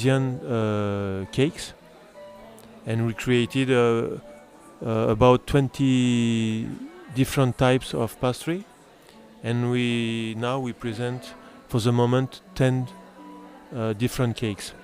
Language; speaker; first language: English; non-native, learner; French